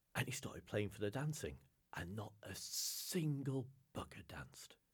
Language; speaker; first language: English; native; English